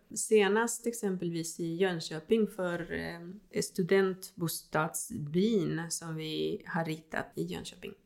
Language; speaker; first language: Swedish; non-native, fluent; Spanish